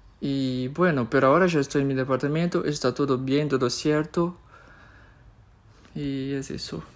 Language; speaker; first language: Spanish; non-native, fluent; Portuguese